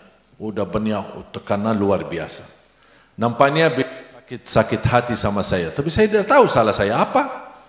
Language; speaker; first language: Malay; non-native, fluent; Arabic